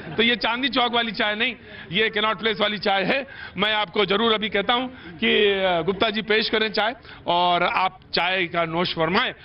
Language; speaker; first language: Hindi; native; Hindi